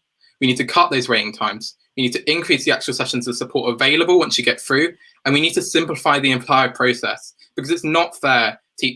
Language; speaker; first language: English; native; English